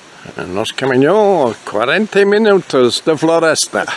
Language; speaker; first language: Portuguese; non-native, learner; English